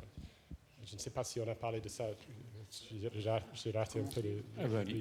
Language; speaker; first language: French; non-native, fluent; English